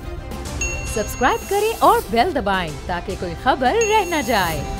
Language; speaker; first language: Urdu; native; Urdu